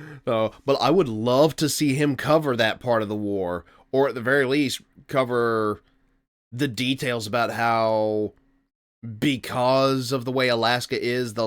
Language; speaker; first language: English; native; English